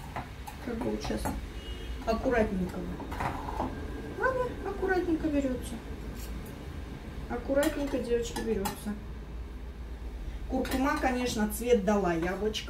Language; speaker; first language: Russian; native; Russian